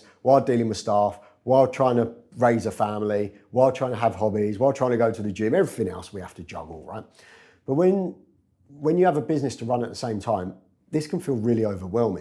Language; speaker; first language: English; native; English